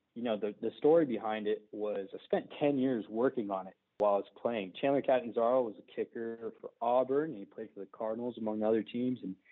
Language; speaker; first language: English; native; English